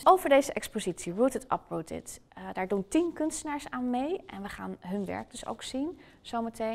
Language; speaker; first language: Dutch; native; Dutch